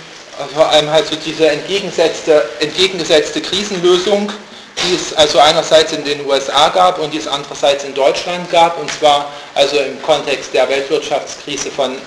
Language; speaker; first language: German; native; German